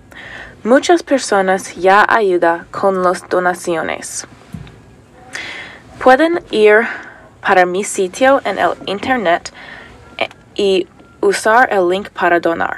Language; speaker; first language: Spanish; non-native, learner; English